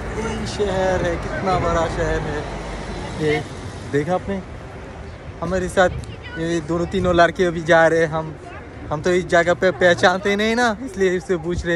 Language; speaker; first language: Hindi; non-native, learner; Bangla